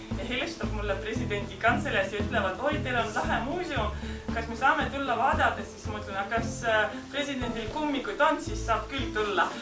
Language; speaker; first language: Estonian; early bilingual, other home language; Russian